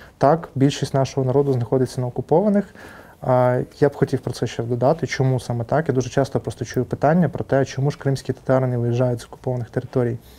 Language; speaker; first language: Ukrainian; non-native, local second language; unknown